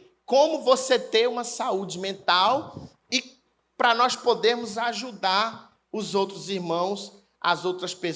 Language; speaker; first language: Portuguese; native; Portuguese